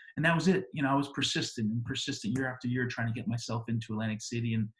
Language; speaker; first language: English; native; English